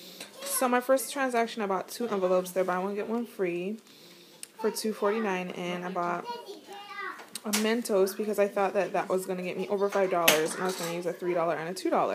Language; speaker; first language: English; native; English